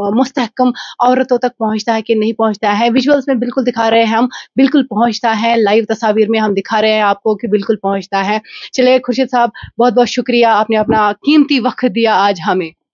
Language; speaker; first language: Hindi; non-native, local second language; Kashmiri